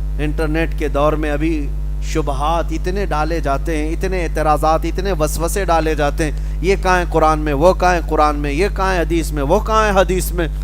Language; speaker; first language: Urdu; native; Urdu